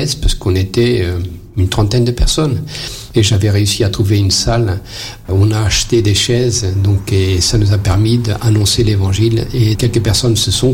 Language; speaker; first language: French; non-native, fluent; Portuguese